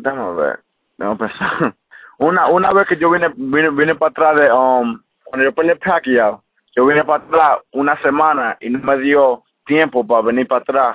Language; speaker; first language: Spanish; early bilingual, heritage; English